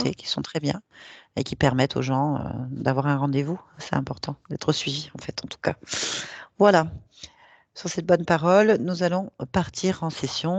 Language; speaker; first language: French; native; French